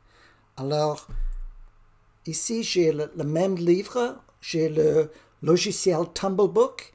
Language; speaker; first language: French; non-native, learner; English